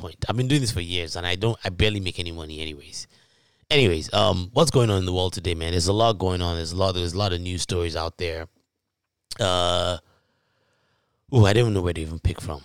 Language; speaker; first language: English; non-native, local second language; Yoruba